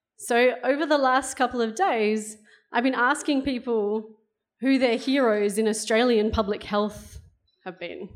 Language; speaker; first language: English; native; English